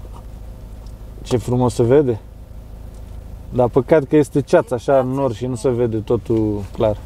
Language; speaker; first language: Romanian; native; Romanian